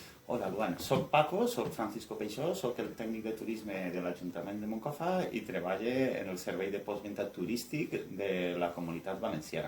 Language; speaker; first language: Catalan; native; Catalan